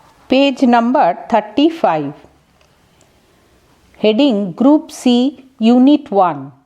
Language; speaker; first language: English; non-native, local second language; Bangla